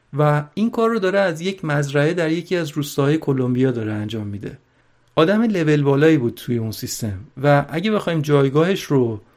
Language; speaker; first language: Persian; native; Persian